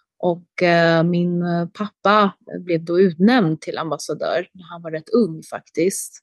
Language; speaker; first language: Swedish; early bilingual, other home language; Albanian